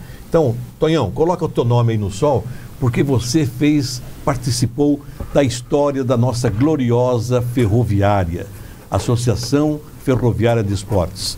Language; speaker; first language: Portuguese; native; Portuguese